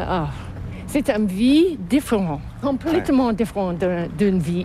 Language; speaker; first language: French; non-native, local second language; English